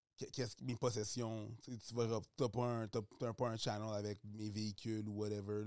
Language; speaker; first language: French; early bilingual, other home language; Haitian Creole